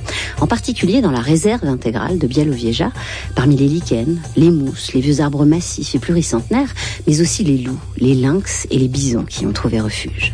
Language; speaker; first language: French; native; French